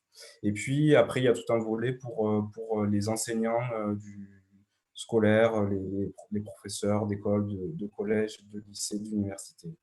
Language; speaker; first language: French; native; French